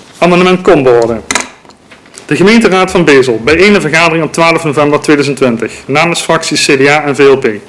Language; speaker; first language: Dutch; native; Dutch